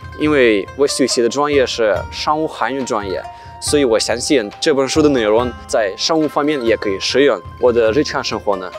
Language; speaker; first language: Chinese; non-native, fluent; Russian